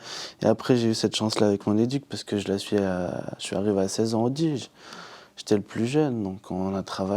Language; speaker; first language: French; native; French